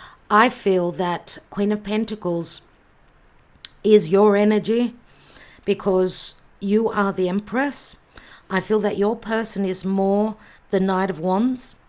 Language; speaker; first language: English; native; English